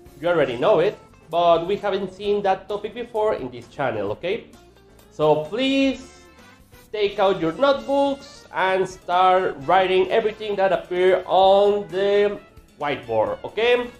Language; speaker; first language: English; non-native, fluent; Spanish